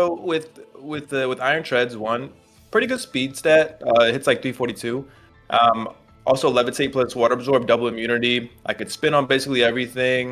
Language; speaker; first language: English; native; English